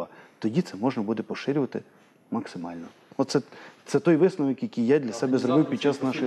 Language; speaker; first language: Ukrainian; native; Ukrainian